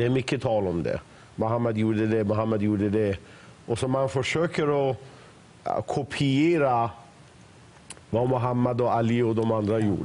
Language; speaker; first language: Swedish; non-native, fluent; Persian